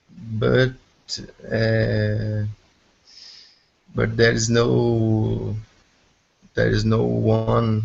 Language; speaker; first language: English; non-native, learner; Portuguese